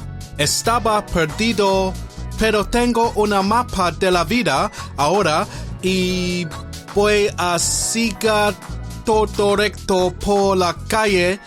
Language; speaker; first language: Spanish; non-native, learner; English